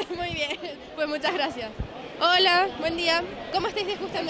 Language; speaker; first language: Spanish; native; Spanish